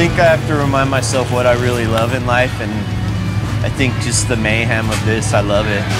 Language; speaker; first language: English; native; English